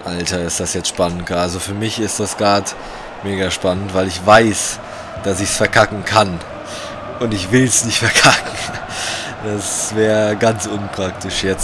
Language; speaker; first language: German; native; German